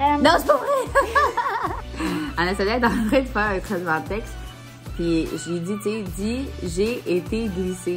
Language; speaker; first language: French; native; French